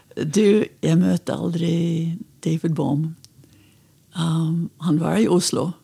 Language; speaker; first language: Norwegian; non-native, fluent; English